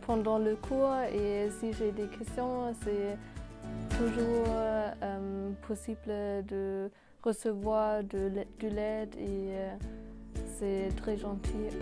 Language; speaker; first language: French; non-native, fluent; German